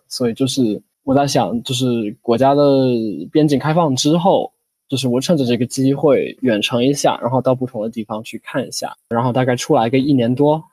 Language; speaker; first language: Chinese; non-native, fluent; English